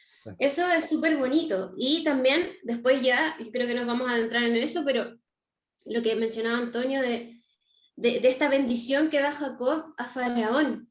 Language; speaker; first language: Spanish; native; Spanish